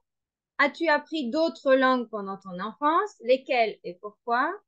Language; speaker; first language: French; non-native, fluent; Spanish